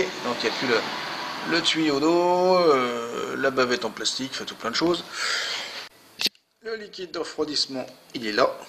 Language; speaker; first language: French; native; French